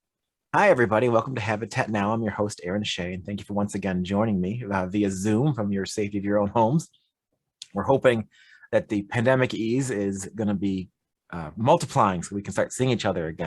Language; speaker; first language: English; native; English